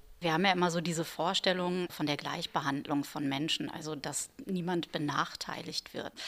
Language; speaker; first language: German; native; German